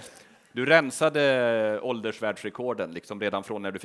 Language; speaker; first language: Swedish; native; Swedish